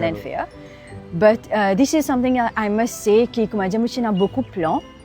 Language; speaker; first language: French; non-native, local second language; Morisyen